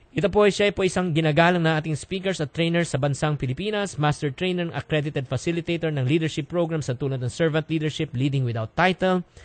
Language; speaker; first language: Filipino; native; Filipino